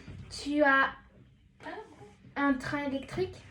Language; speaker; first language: French; native; French